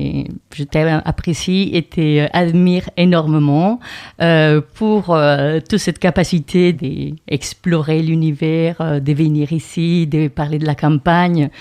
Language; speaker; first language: French; non-native, fluent; Spanish